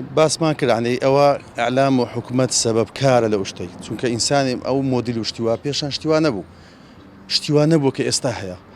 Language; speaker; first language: Central Kurdish; native; Central Kurdish